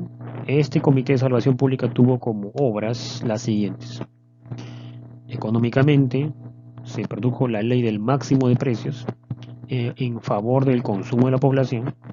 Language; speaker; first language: Spanish; native; Spanish